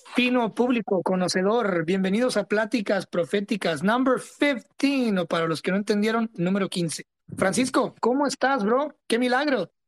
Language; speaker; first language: Spanish; early bilingual, heritage; Spanish